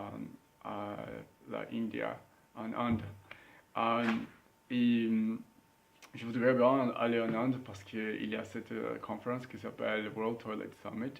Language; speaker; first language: French; non-native, learner; Spanish